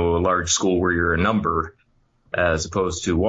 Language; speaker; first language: English; native; English